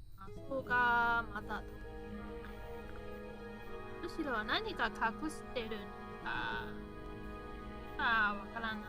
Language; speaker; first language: Japanese; non-native, learner; Chinese